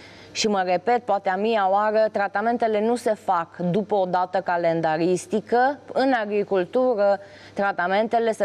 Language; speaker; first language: Romanian; native; Romanian